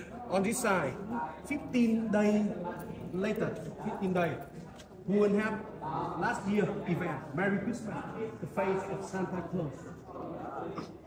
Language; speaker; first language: English; non-native, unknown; Vietnamese